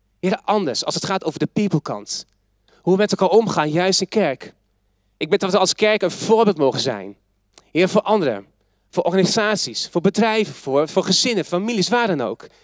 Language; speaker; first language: Dutch; native; Dutch